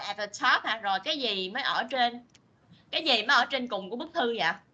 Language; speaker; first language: Vietnamese; native; Vietnamese